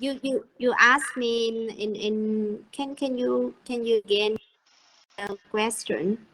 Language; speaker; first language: English; non-native, learner; Vietnamese